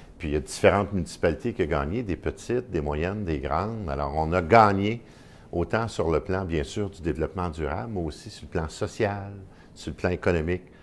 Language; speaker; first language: French; native; French